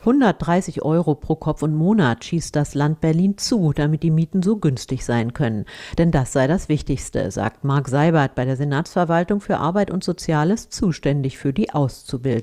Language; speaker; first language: German; native; German